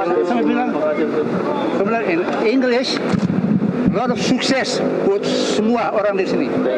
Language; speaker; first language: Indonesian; early bilingual, heritage; Indonesian